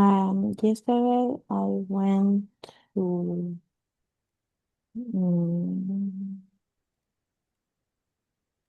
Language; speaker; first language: English; non-native, learner; Spanish